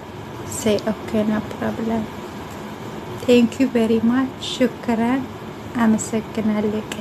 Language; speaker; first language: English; non-native, learner; Amharic